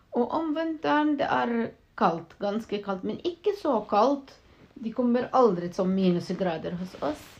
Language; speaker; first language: Norwegian; non-native, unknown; Arabic